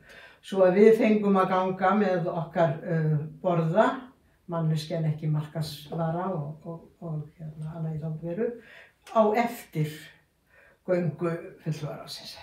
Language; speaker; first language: Icelandic; native; Icelandic